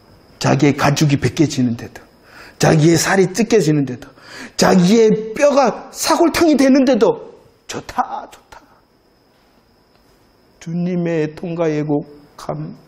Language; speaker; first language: Korean; native; Korean